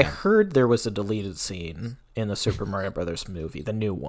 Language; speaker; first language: English; native; English